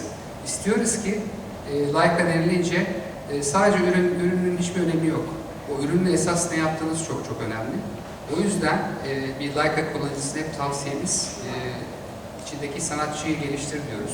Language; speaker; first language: Turkish; native; Turkish